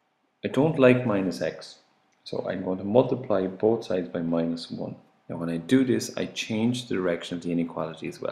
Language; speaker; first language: English; native; English